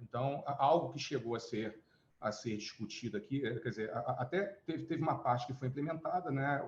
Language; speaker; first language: Portuguese; native; Portuguese